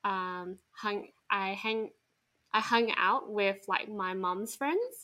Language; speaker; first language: English; non-native, local second language; Chinese